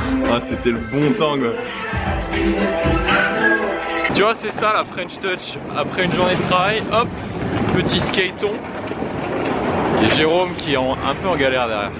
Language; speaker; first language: French; native; French